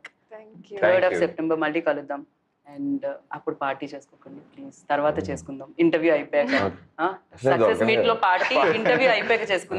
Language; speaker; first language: Telugu; native; Telugu